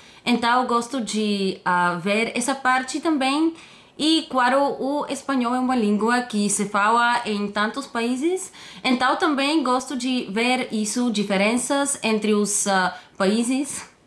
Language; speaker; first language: Portuguese; non-native, fluent; Bulgarian